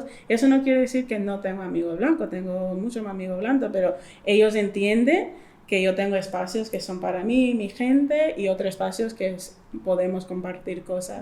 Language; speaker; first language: Spanish; non-native, fluent; English